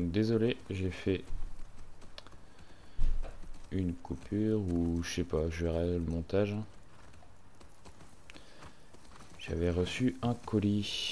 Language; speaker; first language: French; native; French